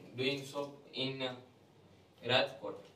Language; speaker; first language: English; non-native, learner; Gujarati